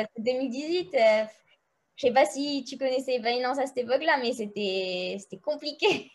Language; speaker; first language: French; native; French